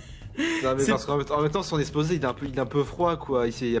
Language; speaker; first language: French; native; French